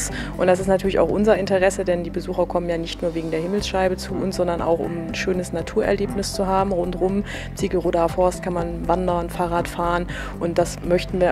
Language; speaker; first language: German; native; German